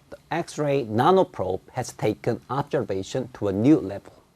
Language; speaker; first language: English; non-native, fluent; Korean